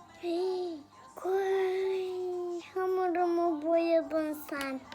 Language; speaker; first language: Turkish; early bilingual, heritage; Turkish